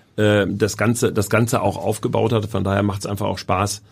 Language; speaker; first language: German; native; German